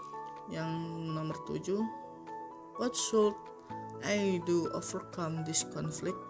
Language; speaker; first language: English; non-native, learner; Indonesian